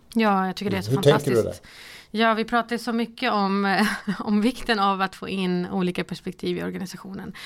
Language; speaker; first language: Swedish; early bilingual, other home language; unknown